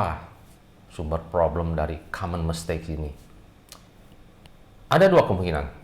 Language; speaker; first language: Indonesian; native; Indonesian